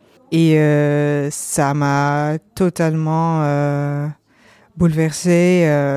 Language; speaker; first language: French; non-native, learner; Dutch